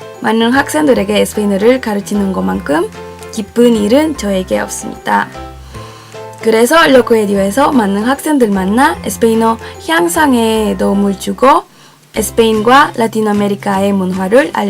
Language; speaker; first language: Korean; non-native, fluent; Spanish